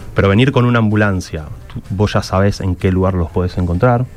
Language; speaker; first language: Spanish; native; Spanish